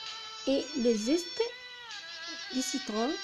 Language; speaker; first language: French; non-native, local second language; Arabic